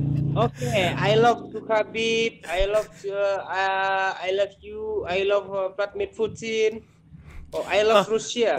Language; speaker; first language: English; non-native, learner; Indonesian